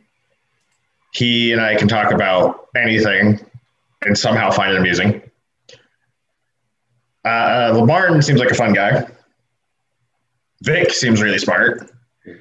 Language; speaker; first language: English; native; English